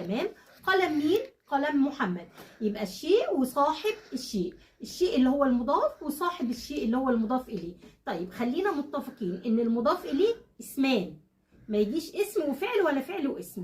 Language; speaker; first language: Arabic; native; Arabic